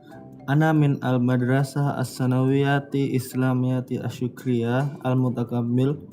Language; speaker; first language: Arabic; non-native, learner; Indonesian